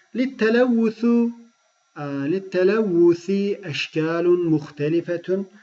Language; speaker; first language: Arabic; non-native, fluent; Turkish